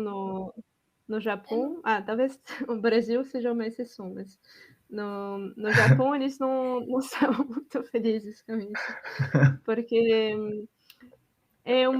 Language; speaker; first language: Portuguese; non-native, fluent; French